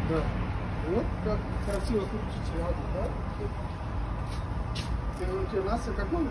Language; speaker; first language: Russian; non-native, local second language; Uzbek